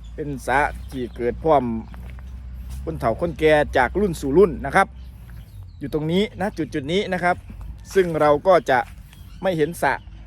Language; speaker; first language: Thai; native; Thai